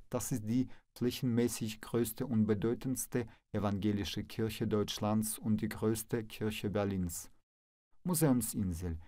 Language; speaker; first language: German; non-native, fluent; Russian